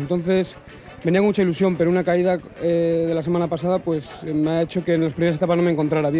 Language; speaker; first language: Spanish; native; Spanish